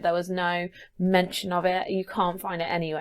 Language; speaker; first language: English; native; English